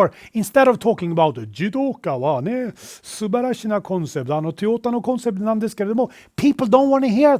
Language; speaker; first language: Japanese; non-native, fluent; Swedish